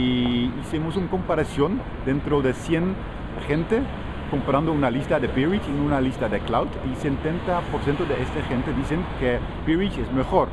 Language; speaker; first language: Spanish; non-native, fluent; Dutch